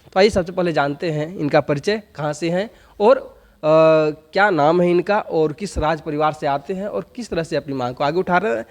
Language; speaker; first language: Hindi; native; Hindi